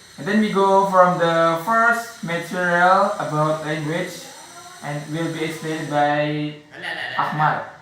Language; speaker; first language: English; non-native, learner; Javanese